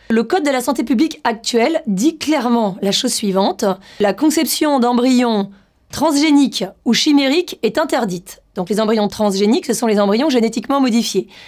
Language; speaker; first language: French; native; French